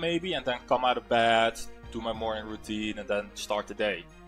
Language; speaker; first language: English; early bilingual, other home language; Dutch